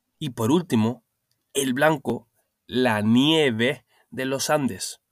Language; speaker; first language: Spanish; non-native, learner; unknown